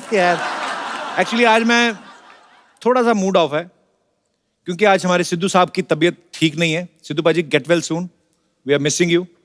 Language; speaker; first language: Hindi; native; Hindi